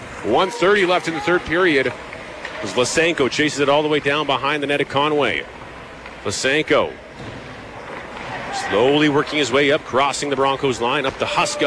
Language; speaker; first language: English; native; English